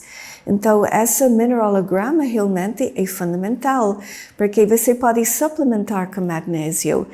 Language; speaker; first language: Portuguese; non-native, fluent; English